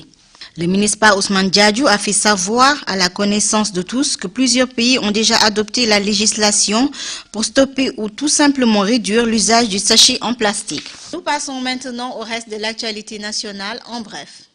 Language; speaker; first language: French; non-native, fluent; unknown